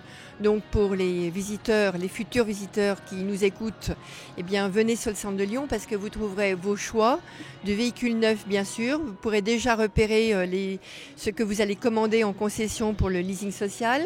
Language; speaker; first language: French; native; French